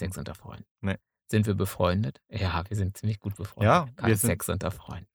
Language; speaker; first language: German; native; German